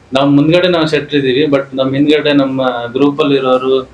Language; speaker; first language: Kannada; native; Kannada